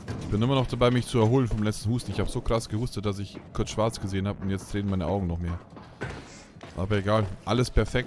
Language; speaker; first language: German; native; German